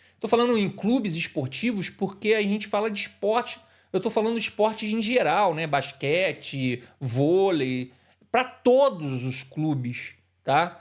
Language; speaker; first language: Portuguese; native; Portuguese